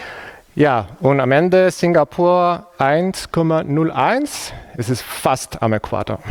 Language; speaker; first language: German; non-native, fluent; Spanish